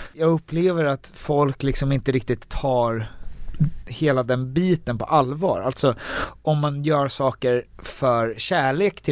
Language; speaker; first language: Swedish; native; Swedish